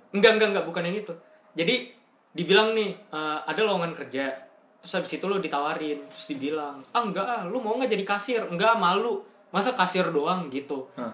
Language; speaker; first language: Indonesian; native; Indonesian